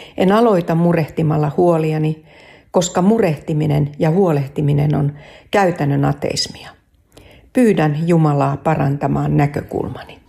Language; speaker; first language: Finnish; native; Finnish